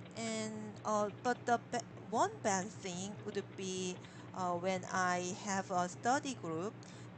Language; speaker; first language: English; non-native, learner; Korean